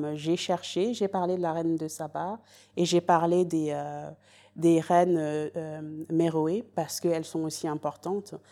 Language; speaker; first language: French; native; French